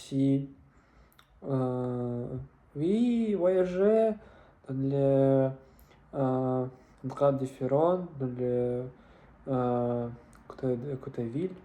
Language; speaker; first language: French; non-native, learner; Russian